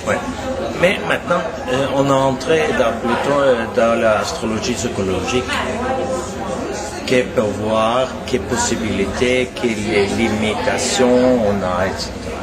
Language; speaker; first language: French; non-native, learner; Norwegian